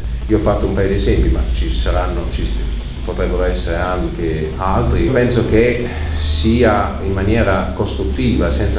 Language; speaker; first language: Italian; native; Italian